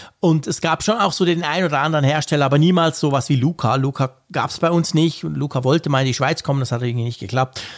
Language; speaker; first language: German; native; German